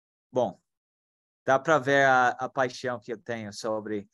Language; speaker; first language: Portuguese; non-native, fluent; English